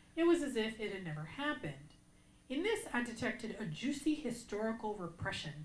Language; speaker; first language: English; native; English